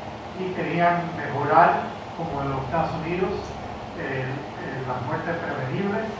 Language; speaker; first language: Spanish; early bilingual, heritage; Spanish